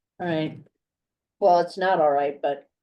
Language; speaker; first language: English; native; English